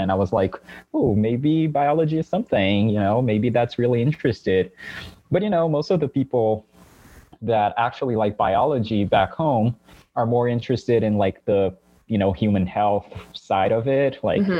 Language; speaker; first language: English; non-native, fluent; Portuguese